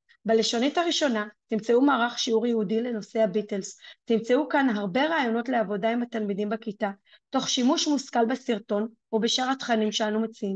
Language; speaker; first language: Hebrew; native; Hebrew